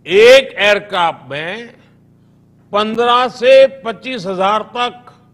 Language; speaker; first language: Hindi; non-native, local second language; Gujarati